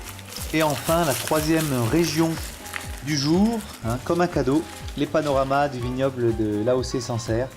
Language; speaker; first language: French; native; French